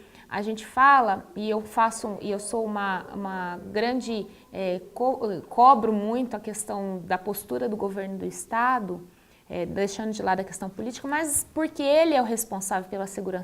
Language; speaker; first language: Portuguese; native; Portuguese